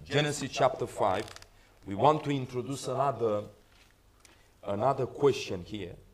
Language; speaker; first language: English; non-native, fluent; Romanian